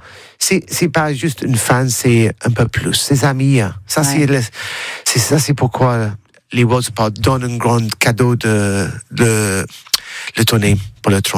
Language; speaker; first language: French; non-native, learner; English